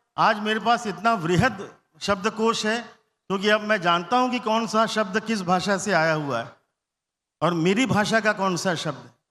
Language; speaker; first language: Hindi; non-native, local second language; Bangla